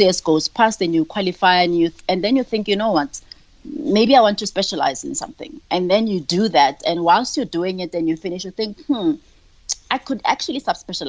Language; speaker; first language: English; non-native, local second language; Tswana